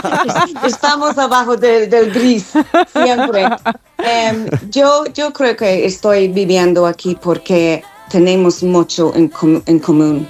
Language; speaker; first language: Spanish; non-native, fluent; English